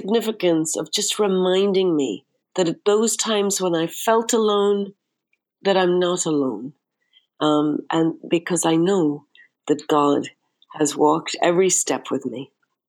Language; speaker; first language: English; native; English